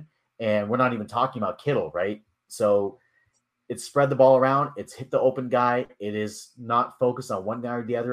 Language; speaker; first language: English; native; English